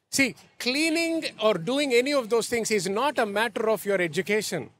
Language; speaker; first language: English; non-native, local second language; Telugu